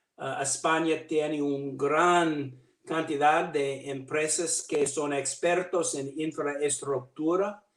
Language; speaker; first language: Spanish; non-native, learner; English